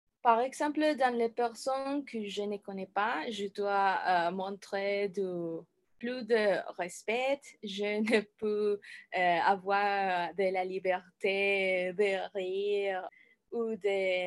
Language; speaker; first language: French; non-native, learner; Spanish